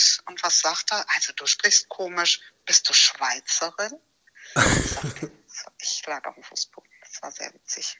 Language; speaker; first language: German; native; German